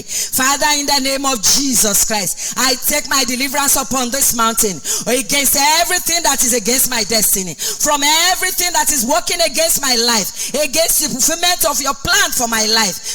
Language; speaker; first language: English; non-native, local second language; Yoruba